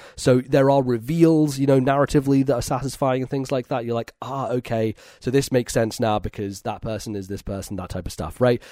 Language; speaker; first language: English; native; English